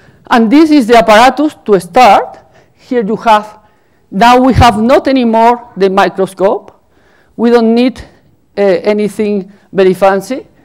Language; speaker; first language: English; non-native, fluent; Spanish